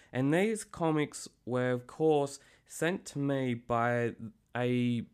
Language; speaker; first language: English; native; English